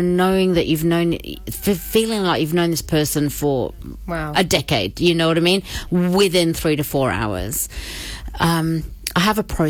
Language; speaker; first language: English; native; English